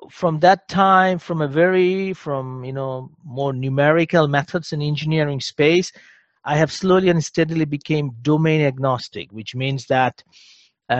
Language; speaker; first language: English; non-native, local second language; Bangla